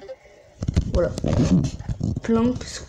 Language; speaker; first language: French; native; French